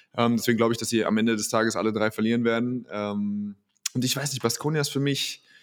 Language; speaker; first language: German; native; German